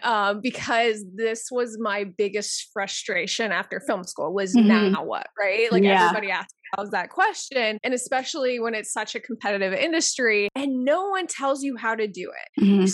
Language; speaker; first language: English; native; English